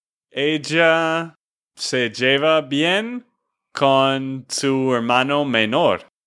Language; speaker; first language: Spanish; non-native, fluent; English